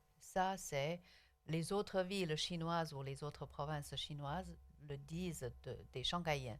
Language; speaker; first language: French; non-native, local second language; Chinese